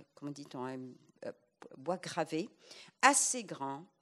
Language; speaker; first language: French; non-native, fluent; English